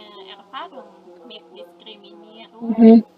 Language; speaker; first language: German; non-native, fluent; Indonesian